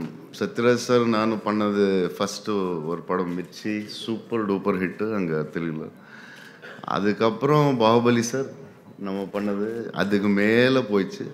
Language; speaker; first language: Tamil; non-native, learner; Telugu